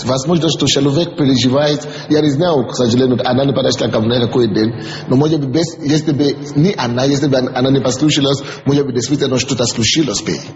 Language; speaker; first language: Russian; non-native, fluent; Yoruba